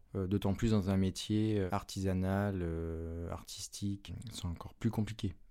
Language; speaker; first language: French; native; French